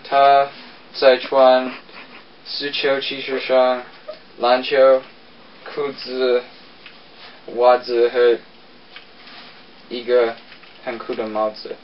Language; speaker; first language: Chinese; non-native, learner; English